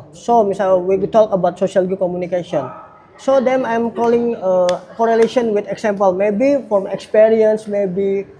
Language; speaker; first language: English; non-native, learner; Indonesian